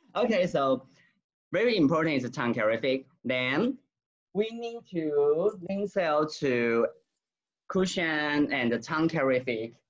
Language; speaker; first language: English; non-native, learner; Chinese